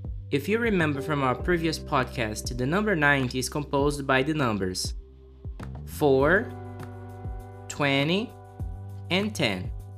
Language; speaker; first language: English; non-native, fluent; Portuguese